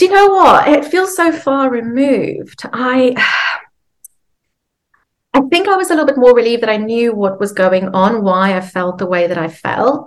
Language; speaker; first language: English; native; English